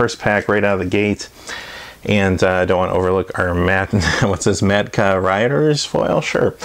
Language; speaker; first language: English; native; English